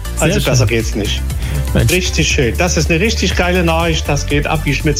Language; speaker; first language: German; native; German